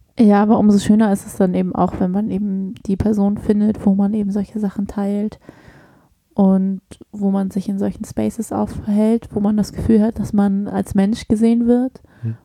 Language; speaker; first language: German; early bilingual, other home language; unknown